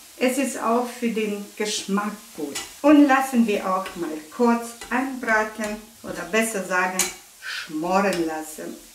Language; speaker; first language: German; non-native, fluent; Russian